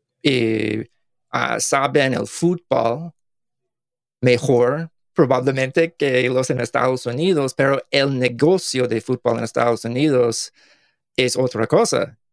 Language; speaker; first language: Spanish; non-native, learner; English